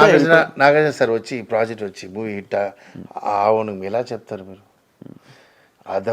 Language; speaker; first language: Telugu; non-native, local second language; Tamil